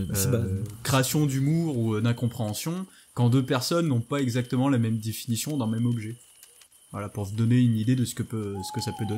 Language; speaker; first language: French; native; French